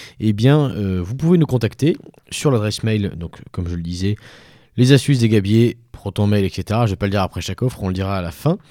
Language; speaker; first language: French; native; French